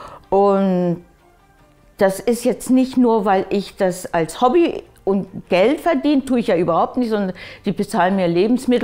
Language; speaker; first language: German; early bilingual, other home language; Japanese